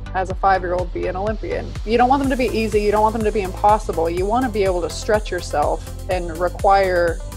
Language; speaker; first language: English; native; English